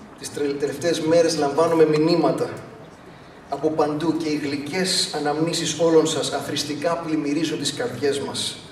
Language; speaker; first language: Greek; early bilingual, other home language; English